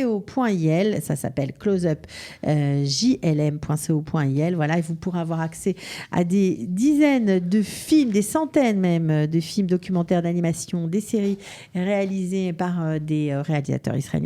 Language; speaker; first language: French; native; French